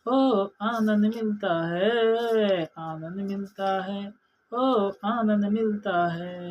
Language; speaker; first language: Hindi; non-native, local second language; Bangla